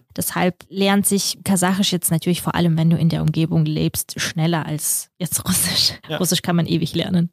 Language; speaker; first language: German; early bilingual, other home language; Russian